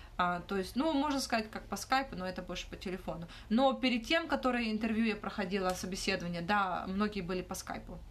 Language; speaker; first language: Russian; non-native, local second language; Ukrainian